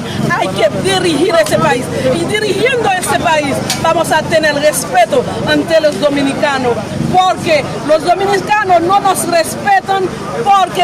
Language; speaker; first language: Spanish; non-native, local second language; Haitian Creole